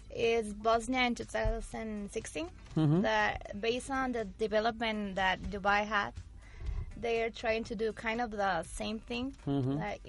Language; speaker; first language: English; non-native, fluent; Spanish